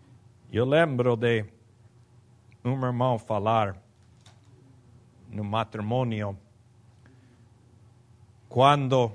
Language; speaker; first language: Portuguese; non-native, fluent; Spanish